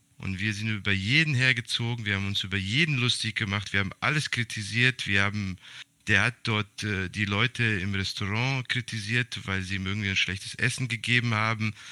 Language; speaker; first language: German; early bilingual, other home language; Serbian